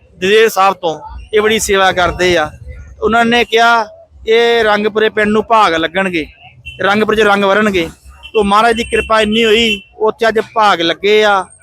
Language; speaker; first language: Punjabi; early bilingual, heritage; Punjabi